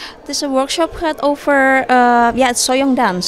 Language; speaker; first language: Dutch; non-native, learner; Javanese